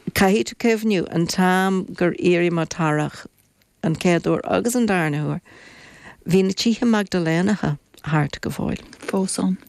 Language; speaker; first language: Irish; non-native, local second language; English